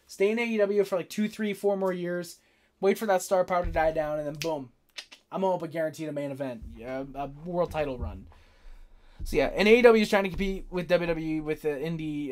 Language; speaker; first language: English; native; English